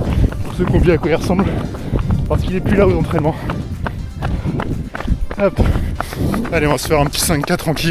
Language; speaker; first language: French; native; French